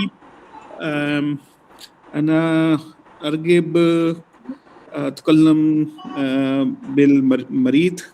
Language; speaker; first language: Arabic; non-native, learner; Urdu